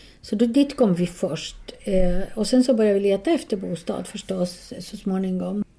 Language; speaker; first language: Swedish; non-native, fluent; Spanish